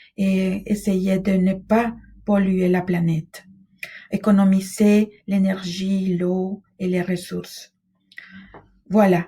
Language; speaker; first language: French; non-native, fluent; Spanish